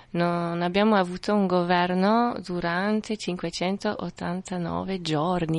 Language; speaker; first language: Italian; non-native, fluent; French